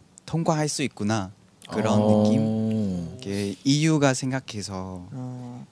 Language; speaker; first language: Korean; non-native, learner; Vietnamese